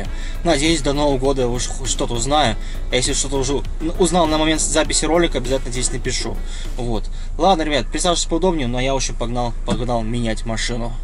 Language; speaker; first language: Russian; native; Russian